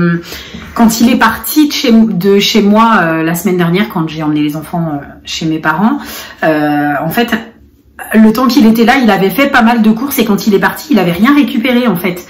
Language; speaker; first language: French; native; French